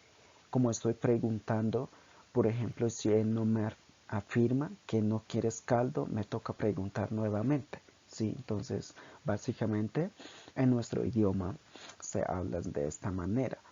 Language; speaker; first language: Spanish; non-native, local second language; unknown